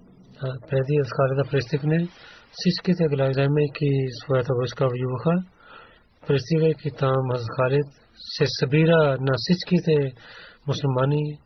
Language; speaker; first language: Bulgarian; non-native, learner; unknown